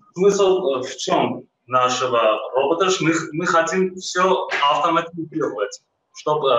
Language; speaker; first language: Russian; non-native, fluent; Armenian